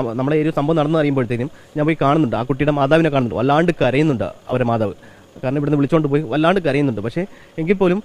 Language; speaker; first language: Malayalam; native; Malayalam